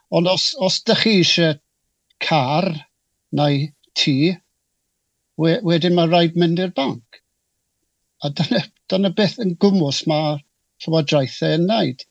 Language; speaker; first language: Welsh; non-native, local second language; English